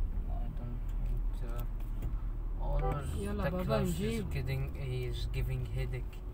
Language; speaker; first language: English; non-native, learner; Arabic